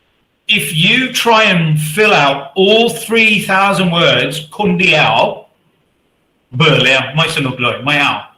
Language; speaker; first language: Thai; non-native, learner; English